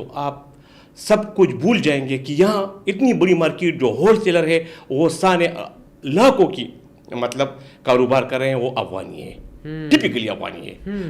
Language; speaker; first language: Urdu; non-native, local second language; Pashto